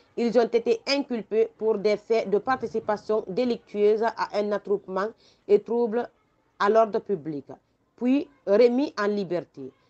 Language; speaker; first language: French; non-native, local second language; Fula